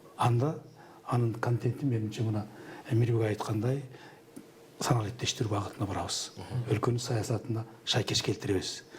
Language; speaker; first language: Kyrgyz; native; Kyrgyz